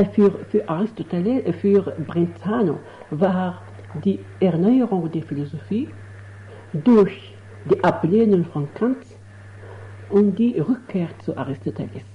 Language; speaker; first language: German; non-native, fluent; Arabic